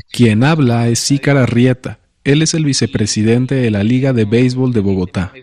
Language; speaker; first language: Spanish; native; Spanish